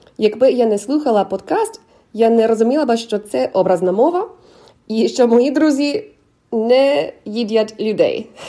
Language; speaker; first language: Ukrainian; non-native, fluent; English